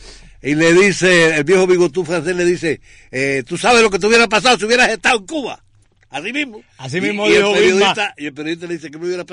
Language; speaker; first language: Spanish; native; Spanish